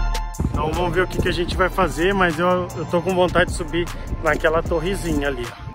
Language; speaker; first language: Portuguese; native; Portuguese